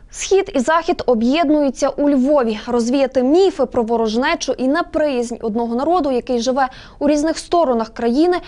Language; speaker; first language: Ukrainian; native; Ukrainian